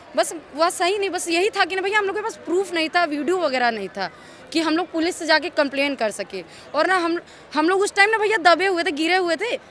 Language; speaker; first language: Hindi; native; Hindi